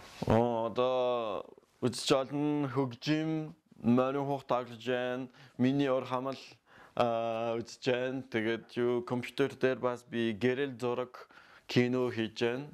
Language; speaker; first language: Mongolian; non-native, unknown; French